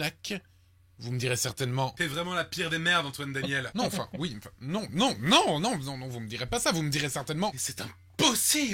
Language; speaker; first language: French; native; French